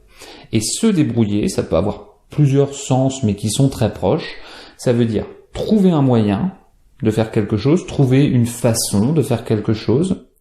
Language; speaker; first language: French; native; French